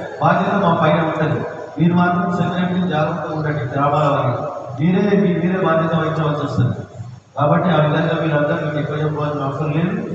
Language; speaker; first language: Telugu; native; Telugu